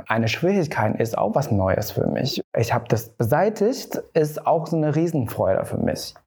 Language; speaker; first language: German; non-native, fluent; Chinese